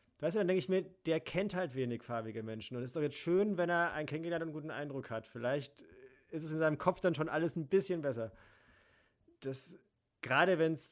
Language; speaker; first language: German; native; German